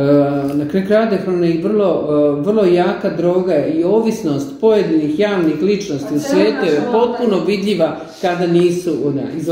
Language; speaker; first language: Serbian; native; Serbian